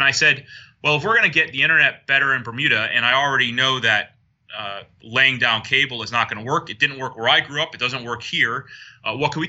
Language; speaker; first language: English; native; English